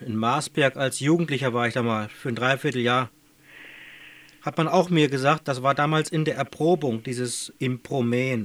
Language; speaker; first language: German; native; German